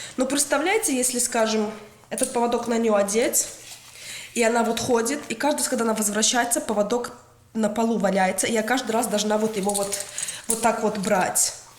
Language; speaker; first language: Russian; native; Russian